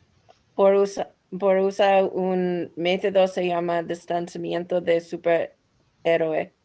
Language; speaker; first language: Spanish; non-native, learner; English